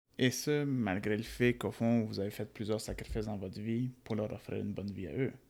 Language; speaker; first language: French; native; French